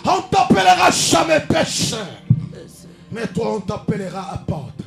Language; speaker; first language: French; non-native, local second language; Swahili